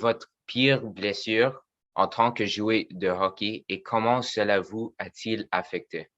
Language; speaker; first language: French; non-native, fluent; English